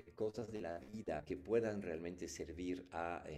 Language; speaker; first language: Spanish; non-native, fluent; French